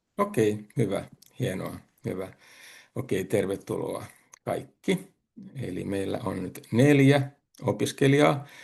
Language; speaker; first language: Finnish; native; Finnish